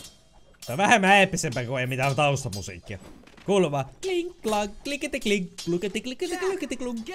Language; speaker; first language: Finnish; native; Finnish